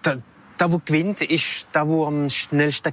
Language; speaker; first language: German; non-native, local second language; French